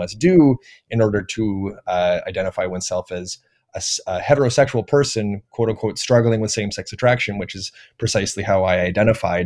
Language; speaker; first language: English; native; English